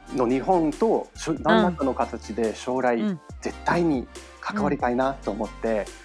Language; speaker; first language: Japanese; non-native, fluent; English